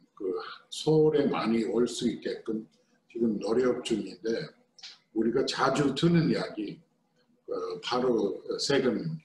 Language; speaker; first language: Korean; non-native, fluent; English